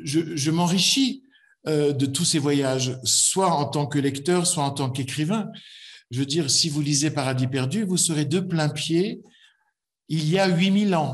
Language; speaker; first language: French; native; French